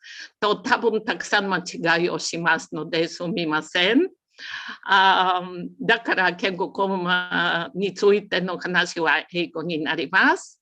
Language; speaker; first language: Japanese; non-native, learner; Bulgarian